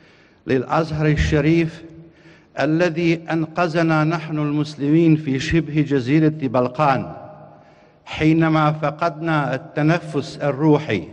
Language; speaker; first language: Arabic; non-native, fluent; Bosnian